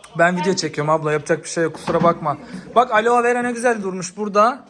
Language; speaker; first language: Turkish; native; Turkish